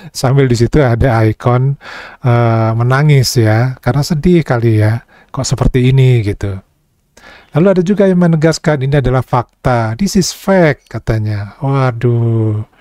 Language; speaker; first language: Indonesian; native; Indonesian